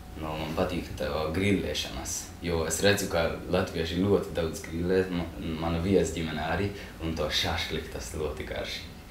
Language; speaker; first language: Latvian; non-native, learner; Hungarian